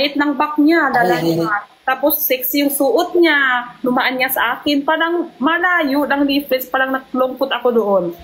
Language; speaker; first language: Filipino; non-native, learner; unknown